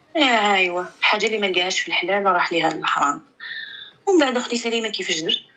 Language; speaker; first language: Arabic; native; Arabic